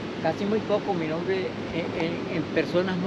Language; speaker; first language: Spanish; non-native, learner; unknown